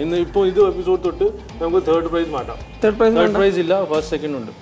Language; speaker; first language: Malayalam; non-native, learner; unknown